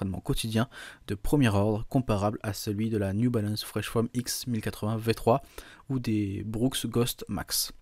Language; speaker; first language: French; native; French